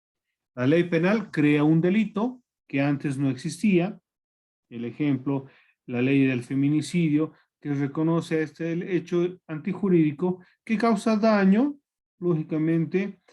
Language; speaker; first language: Spanish; native; Spanish